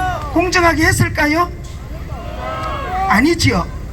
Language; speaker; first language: Korean; native; Korean